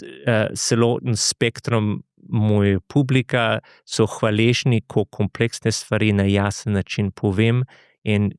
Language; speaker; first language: Slovenian; non-native, fluent; English